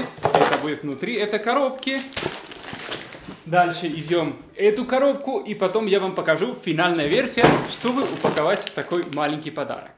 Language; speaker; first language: Russian; non-native, fluent; Spanish